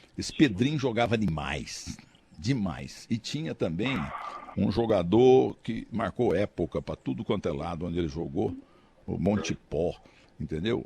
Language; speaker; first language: Portuguese; native; Portuguese